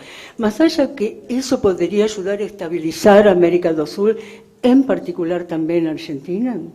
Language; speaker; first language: Portuguese; non-native, fluent; Spanish